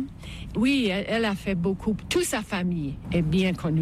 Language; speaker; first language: French; non-native, learner; English